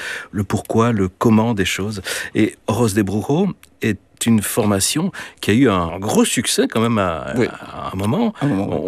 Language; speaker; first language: French; native; French